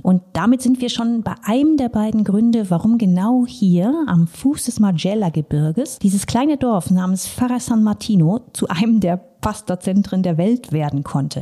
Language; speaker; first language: German; native; German